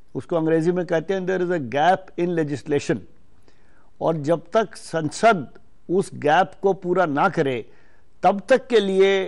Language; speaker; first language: Hindi; native; Hindi